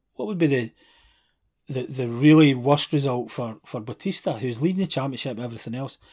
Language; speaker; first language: English; native; English